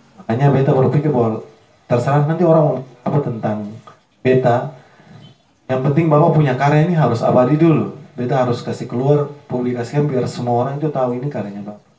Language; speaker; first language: Indonesian; native; Indonesian